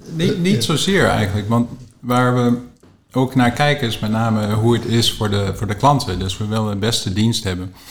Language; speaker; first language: Dutch; non-native, fluent; English